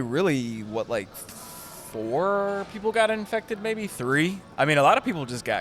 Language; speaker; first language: English; native; English